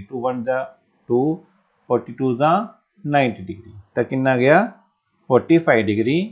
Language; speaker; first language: Hindi; non-native, local second language; Punjabi